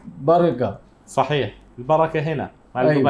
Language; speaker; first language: Arabic; non-native, learner; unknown